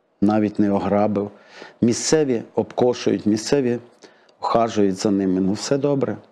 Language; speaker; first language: Ukrainian; native; Ukrainian